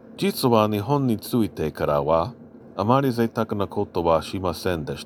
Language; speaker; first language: Japanese; non-native, learner; English